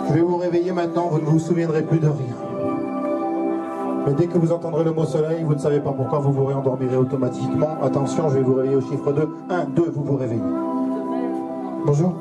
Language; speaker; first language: French; native; French